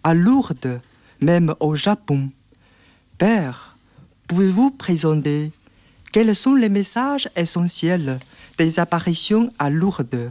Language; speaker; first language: French; non-native, fluent; Chinese